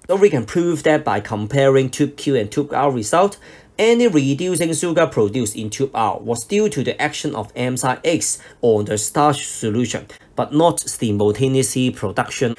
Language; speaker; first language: English; non-native, local second language; Cantonese